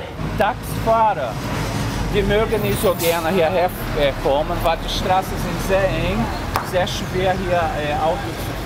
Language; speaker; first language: German; non-native, fluent; Portuguese